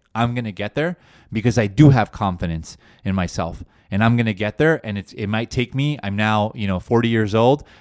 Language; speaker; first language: English; early bilingual, other home language; Spanish